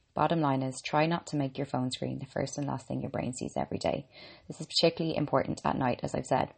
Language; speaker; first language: English; native; English